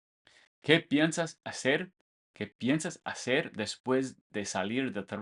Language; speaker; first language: Spanish; non-native, fluent; English